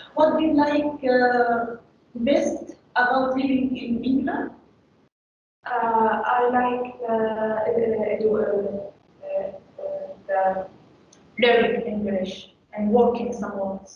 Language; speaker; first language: English; non-native, learner; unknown